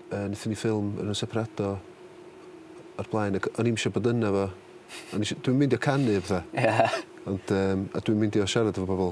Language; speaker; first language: Welsh; native; Welsh